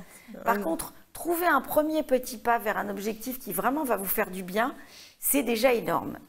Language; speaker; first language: French; native; French